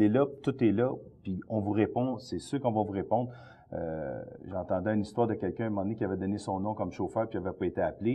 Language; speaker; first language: French; native; French